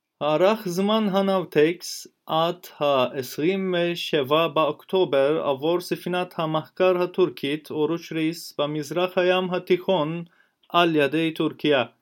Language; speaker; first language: Hebrew; non-native, fluent; Turkish